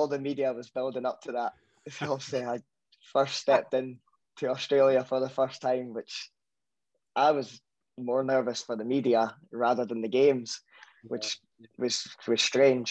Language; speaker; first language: English; native; English